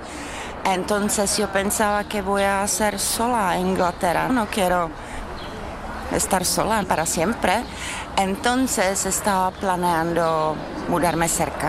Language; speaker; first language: Spanish; non-native, learner; Czech